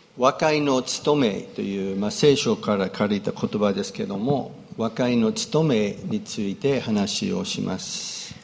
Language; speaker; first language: Japanese; non-native, fluent; English